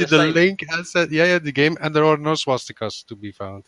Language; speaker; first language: English; non-native, fluent; Dutch